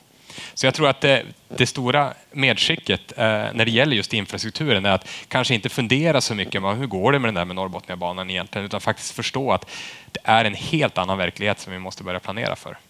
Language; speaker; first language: Swedish; native; Swedish